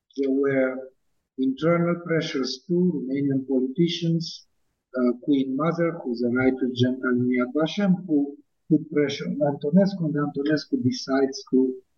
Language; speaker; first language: English; non-native, fluent; Romanian